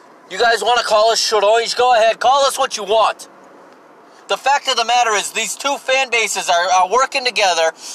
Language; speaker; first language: English; early bilingual, other home language; Portuguese